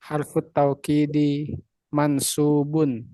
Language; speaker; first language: Arabic; non-native, learner; Indonesian